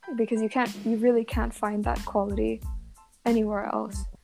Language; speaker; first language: English; non-native, local second language; Cantonese